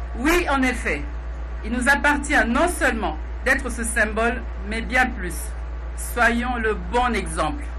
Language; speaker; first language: French; non-native, local second language; Lingala